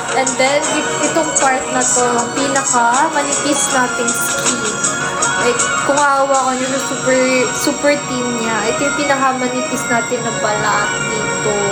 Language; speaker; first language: Filipino; native; Filipino